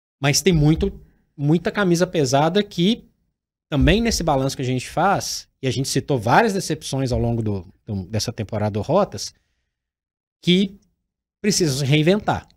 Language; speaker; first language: Portuguese; native; Portuguese